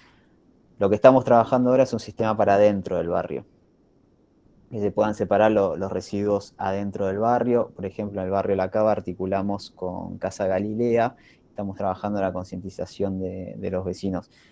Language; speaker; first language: Spanish; native; Spanish